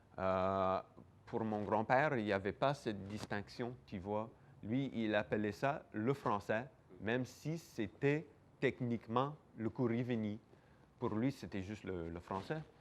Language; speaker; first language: French; non-native, local second language; English